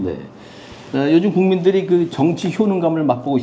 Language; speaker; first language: Korean; native; Korean